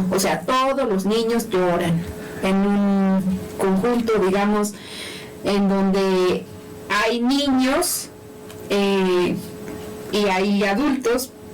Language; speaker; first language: Spanish; non-native, local second language; Nahuatl languages